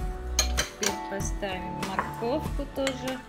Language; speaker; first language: Russian; non-native, learner; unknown